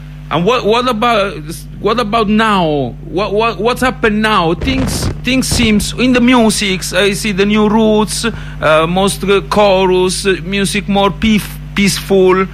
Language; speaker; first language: English; non-native, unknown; Italian